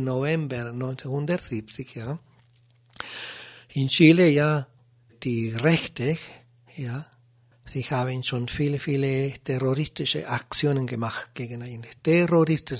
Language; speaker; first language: German; non-native, learner; Spanish